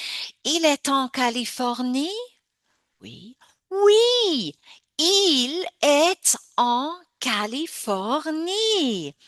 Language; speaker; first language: French; non-native, fluent; English